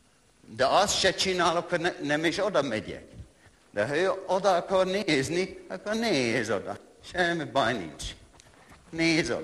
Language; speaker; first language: Hungarian; non-native, learner; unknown